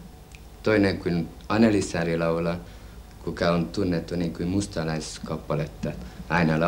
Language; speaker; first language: Finnish; non-native, learner; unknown